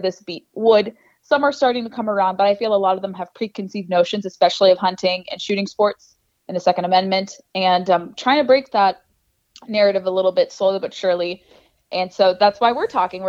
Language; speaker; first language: English; native; English